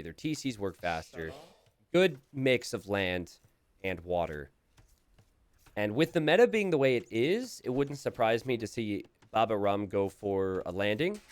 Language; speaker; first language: English; native; English